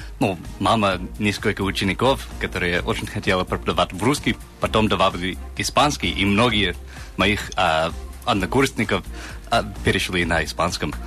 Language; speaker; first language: Russian; non-native, fluent; English